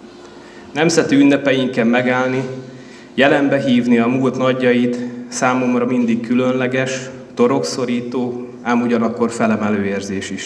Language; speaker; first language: Hungarian; native; Hungarian